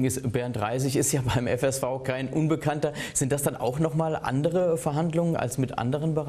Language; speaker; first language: German; native; German